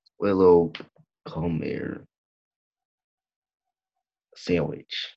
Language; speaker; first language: Spanish; non-native, learner; English